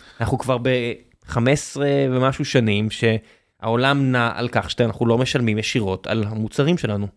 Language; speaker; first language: Hebrew; native; Hebrew